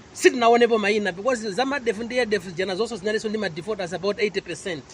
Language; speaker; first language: Nyanja; non-native, local second language; Tumbuka